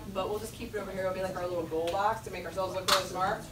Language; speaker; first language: English; native; English